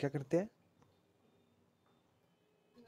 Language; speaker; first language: Hindi; native; Hindi